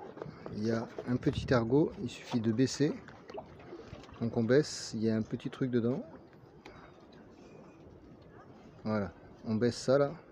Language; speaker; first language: French; native; French